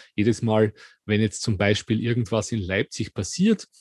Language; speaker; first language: German; native; German